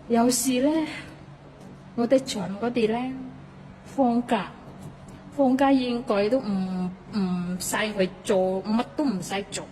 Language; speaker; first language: Cantonese; non-native, fluent; Indonesian